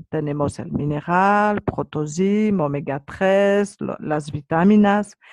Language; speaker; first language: Spanish; non-native, learner; French